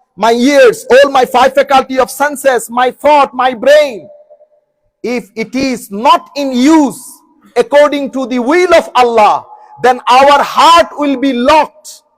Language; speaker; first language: English; non-native, local second language; Bangla